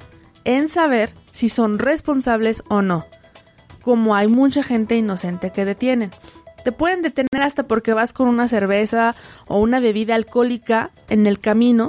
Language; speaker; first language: Spanish; native; Spanish